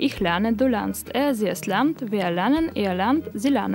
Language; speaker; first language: German; non-native, learner; Russian